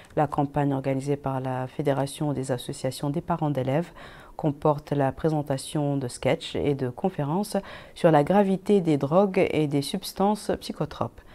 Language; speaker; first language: French; non-native, local second language; Arabic